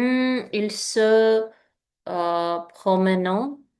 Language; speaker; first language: French; non-native, learner; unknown